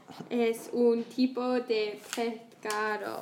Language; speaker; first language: Spanish; non-native, learner; English